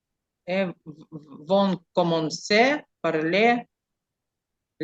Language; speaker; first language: French; non-native, learner; Ukrainian